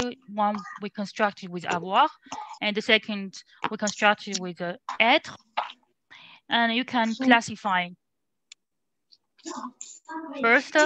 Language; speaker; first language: English; non-native, learner; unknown